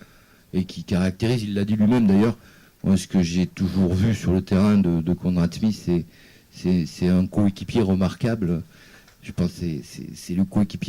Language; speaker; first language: French; native; French